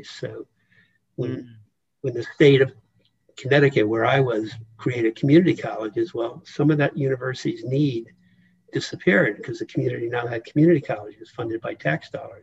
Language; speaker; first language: English; native; English